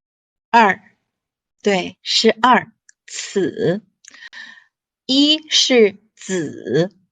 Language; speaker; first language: Chinese; non-native, fluent; English